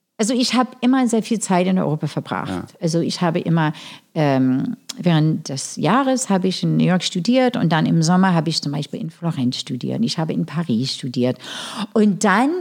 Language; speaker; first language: German; non-native, fluent; English